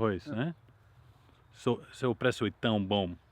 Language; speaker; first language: Portuguese; non-native, learner; English